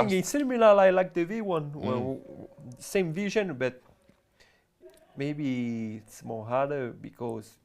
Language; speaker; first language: English; non-native, learner; French